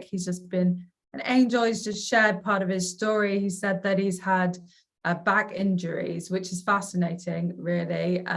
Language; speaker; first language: English; native; English